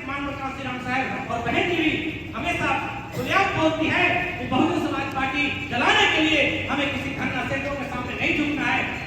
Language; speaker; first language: Hindi; native; Hindi